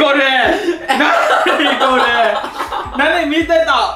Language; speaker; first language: Japanese; non-native, learner; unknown